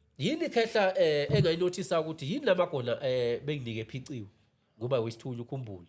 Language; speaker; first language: Zulu; native; Zulu